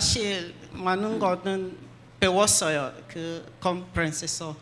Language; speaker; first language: Korean; non-native, learner; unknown